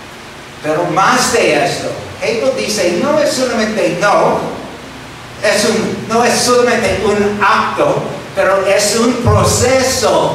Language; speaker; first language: Spanish; non-native, fluent; English